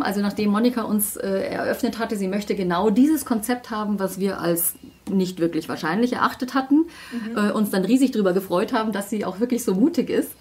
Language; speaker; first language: German; native; German